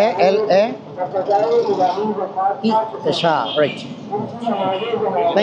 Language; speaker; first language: Hindi; non-native, learner; Bangla